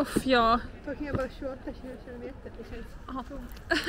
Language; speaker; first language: Swedish; non-native, learner; Russian